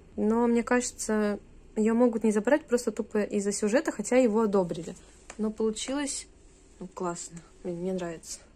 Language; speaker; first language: Russian; native; Russian